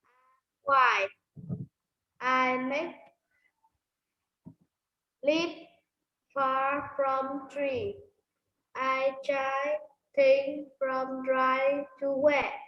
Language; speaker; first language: English; non-native, learner; Vietnamese